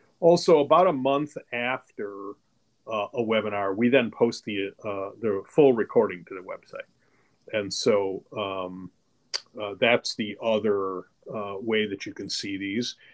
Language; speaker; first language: English; native; English